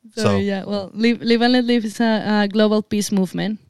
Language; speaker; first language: English; non-native, fluent; Spanish